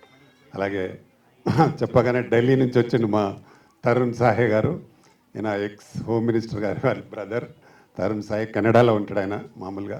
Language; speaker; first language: Telugu; native; Telugu